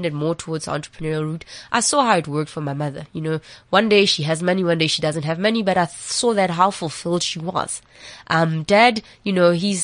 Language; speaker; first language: English; non-native, local second language; Southern Sotho